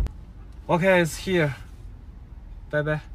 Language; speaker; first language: English; non-native, learner; Chinese